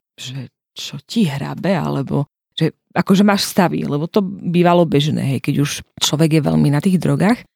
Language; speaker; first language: Slovak; native; Slovak